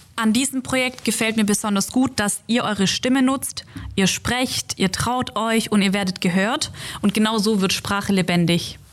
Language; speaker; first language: German; native; German